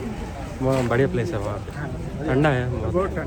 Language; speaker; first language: Hindi; non-native, fluent; Telugu